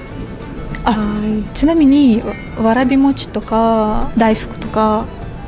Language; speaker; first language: Japanese; non-native, fluent; Russian